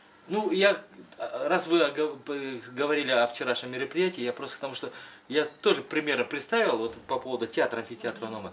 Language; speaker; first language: Russian; non-native, local second language; Kyrgyz